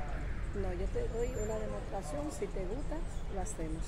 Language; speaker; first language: Spanish; native; Spanish